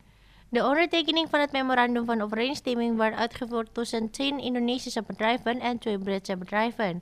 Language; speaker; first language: Dutch; non-native, fluent; Indonesian